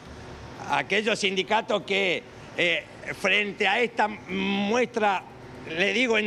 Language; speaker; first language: Spanish; native; Spanish